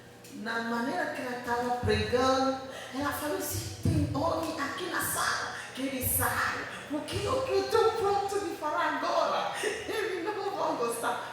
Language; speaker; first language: Portuguese; non-native, learner; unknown